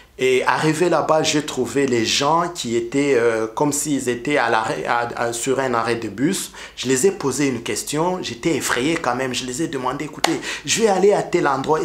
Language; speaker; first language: French; non-native, local second language; Kinyarwanda